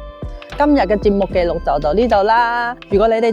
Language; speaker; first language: Chinese; non-native, local second language; Hakka Chinese